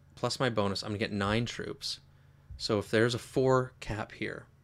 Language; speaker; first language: English; native; English